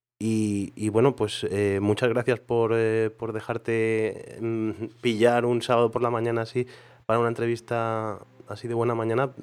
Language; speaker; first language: Spanish; non-native, local second language; Catalan